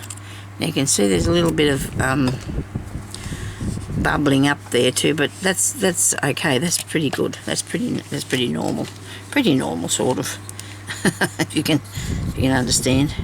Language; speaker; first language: English; native; English